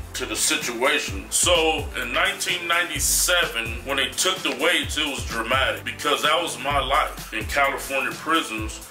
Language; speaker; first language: English; native; English